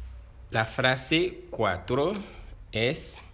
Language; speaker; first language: Spanish; non-native, fluent; Haitian Creole